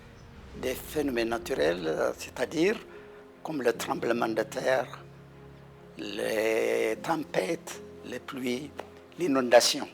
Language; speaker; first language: French; non-native, fluent; Amharic